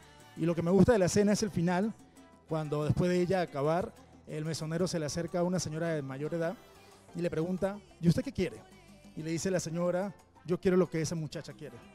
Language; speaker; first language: Spanish; native; Spanish